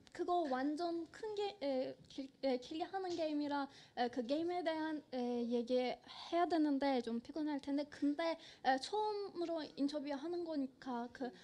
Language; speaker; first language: Korean; non-native, fluent; Turkish